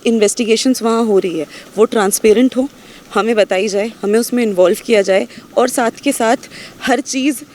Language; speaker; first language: Hindi; non-native, local second language; Punjabi